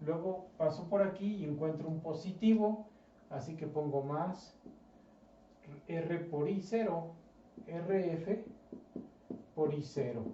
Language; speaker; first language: Spanish; native; Spanish